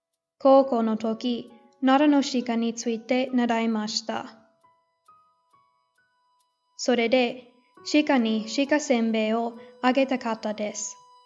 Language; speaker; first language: Japanese; non-native, learner; English